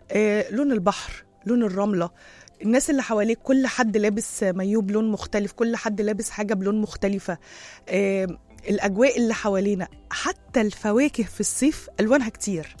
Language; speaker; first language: Arabic; native; Arabic